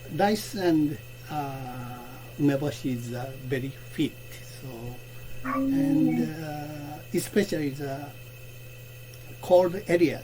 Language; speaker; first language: English; non-native, learner; Japanese